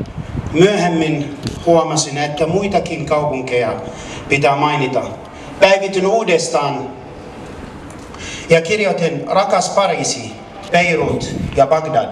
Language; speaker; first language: Finnish; non-native, fluent; Arabic